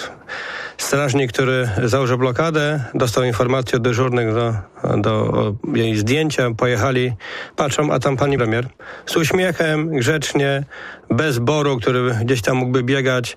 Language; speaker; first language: Polish; native; Polish